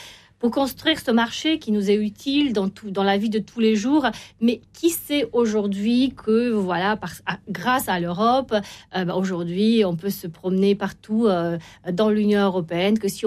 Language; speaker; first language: French; non-native, fluent; Romanian